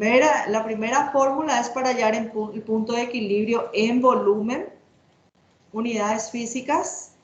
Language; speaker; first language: Spanish; native; Spanish